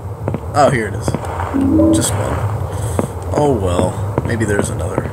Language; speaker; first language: English; native; English